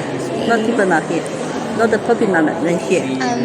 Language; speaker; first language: English; non-native, learner; Chinese